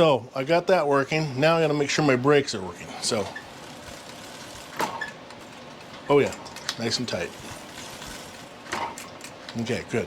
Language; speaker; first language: English; native; English